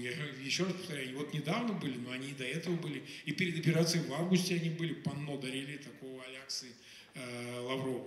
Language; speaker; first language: Russian; native; Russian